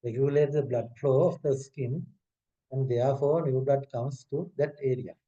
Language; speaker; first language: English; non-native, local second language; Sinhala